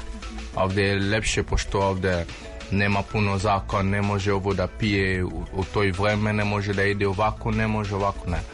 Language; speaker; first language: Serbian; non-native, learner; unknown